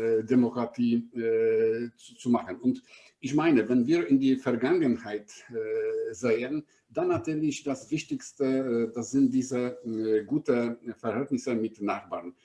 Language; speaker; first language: German; non-native, fluent; Polish